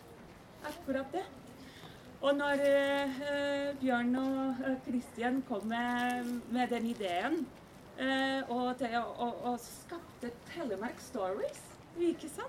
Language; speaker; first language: Norwegian; non-native, fluent; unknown